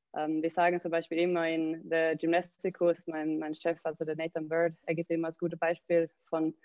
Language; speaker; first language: German; non-native, fluent; Swedish